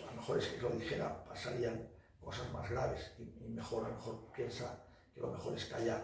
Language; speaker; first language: Spanish; native; Spanish